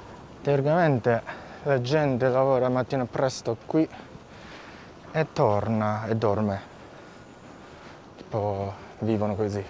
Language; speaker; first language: Italian; non-native, fluent; Japanese